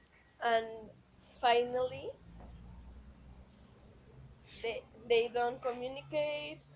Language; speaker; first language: English; non-native, learner; Spanish